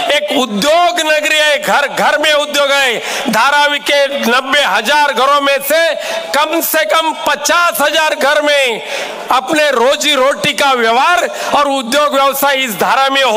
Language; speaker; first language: Hindi; non-native, local second language; Marathi